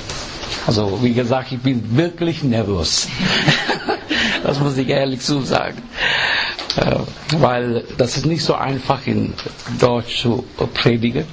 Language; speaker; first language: German; non-native, learner; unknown